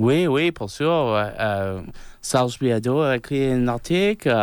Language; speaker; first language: French; non-native, local second language; English